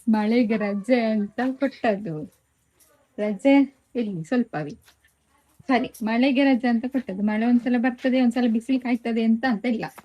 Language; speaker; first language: Kannada; non-native, local second language; Tulu